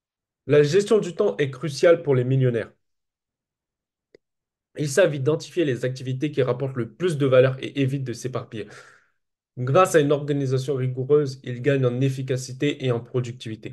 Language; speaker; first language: French; native; French